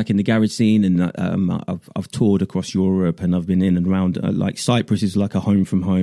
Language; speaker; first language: English; native; English